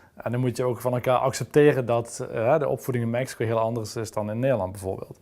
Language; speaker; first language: Dutch; native; Dutch